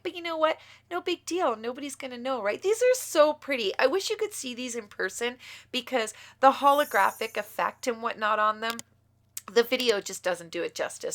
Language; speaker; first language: English; native; English